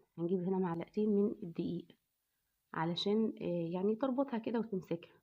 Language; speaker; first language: Arabic; native; Arabic